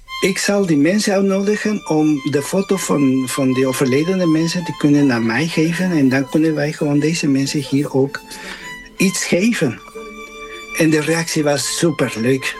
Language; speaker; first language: Dutch; non-native, fluent; Spanish